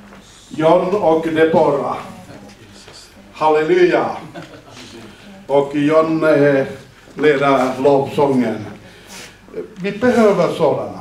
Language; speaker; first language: Swedish; non-native, fluent; Finnish